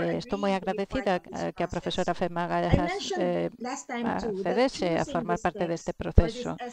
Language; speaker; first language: Galician; non-native, fluent; Filipino